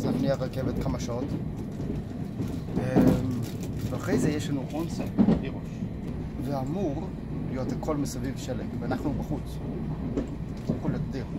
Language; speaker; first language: Hebrew; non-native, fluent; Japanese